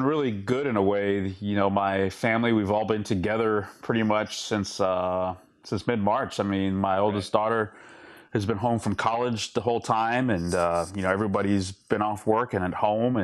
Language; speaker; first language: English; native; English